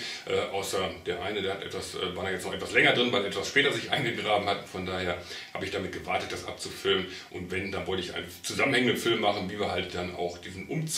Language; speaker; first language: German; native; German